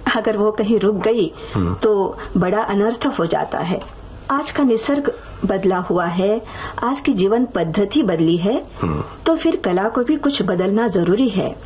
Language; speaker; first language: Hindi; non-native, local second language; Marathi